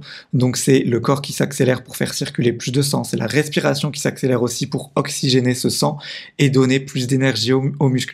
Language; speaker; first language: French; native; French